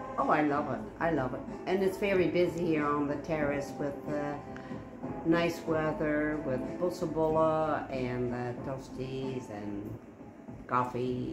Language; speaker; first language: English; non-native, fluent; Dutch